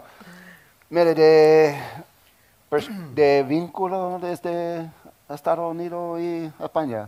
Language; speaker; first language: Spanish; non-native, learner; English